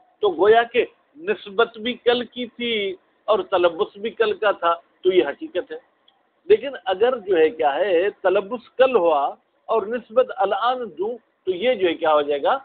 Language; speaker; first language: Urdu; non-native, local second language; Sindhi